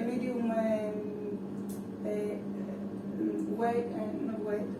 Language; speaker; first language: English; non-native, learner; Greek